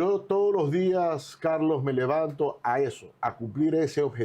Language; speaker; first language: Spanish; native; Spanish